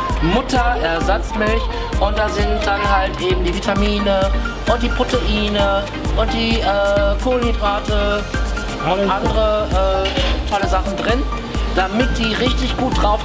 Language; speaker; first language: German; native; German